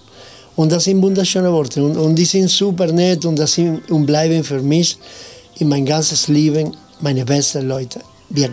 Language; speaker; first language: German; non-native, learner; Spanish